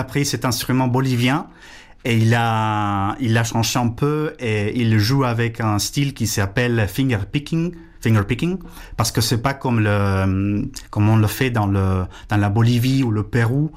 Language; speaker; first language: French; non-native, fluent; Spanish